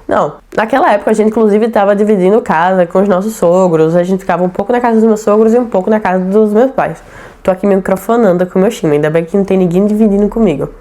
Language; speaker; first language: Portuguese; native; Portuguese